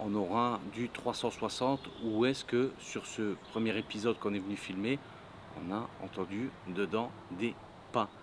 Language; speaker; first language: French; native; French